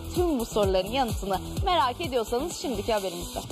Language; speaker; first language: Turkish; non-native, fluent; Portuguese